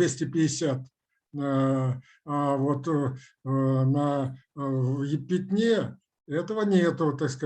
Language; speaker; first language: Russian; native; Russian